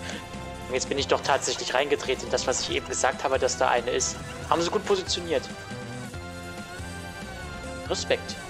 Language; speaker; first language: German; native; German